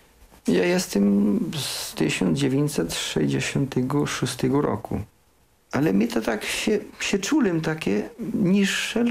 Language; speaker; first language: Polish; early bilingual, heritage; Polish